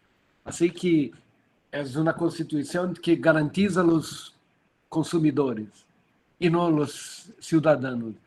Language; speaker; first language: Spanish; non-native, learner; Portuguese